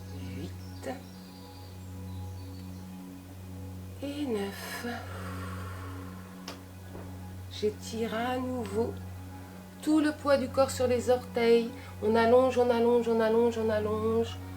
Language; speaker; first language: French; native; French